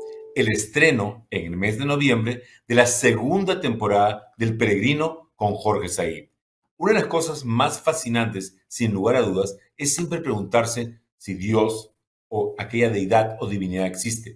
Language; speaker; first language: Spanish; native; Spanish